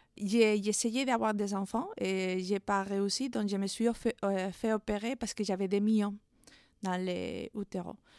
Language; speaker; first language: French; non-native, fluent; Spanish